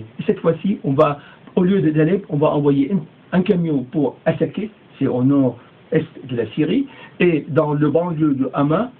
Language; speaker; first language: French; non-native, fluent; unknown